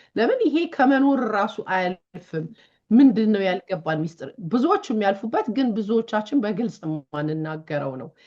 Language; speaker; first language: Amharic; native; Amharic